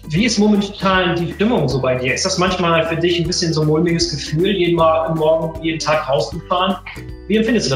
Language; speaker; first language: German; native; German